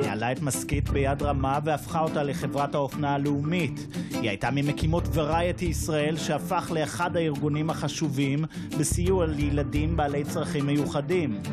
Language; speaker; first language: Hebrew; native; Hebrew